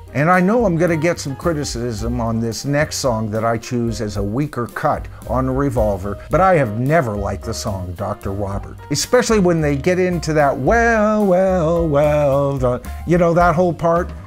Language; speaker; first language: English; native; English